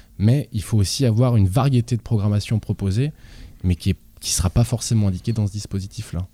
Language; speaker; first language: French; native; French